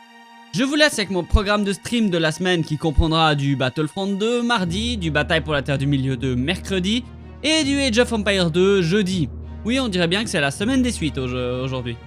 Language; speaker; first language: French; native; French